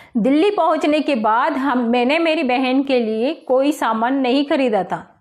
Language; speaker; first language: Hindi; non-native, local second language; Marathi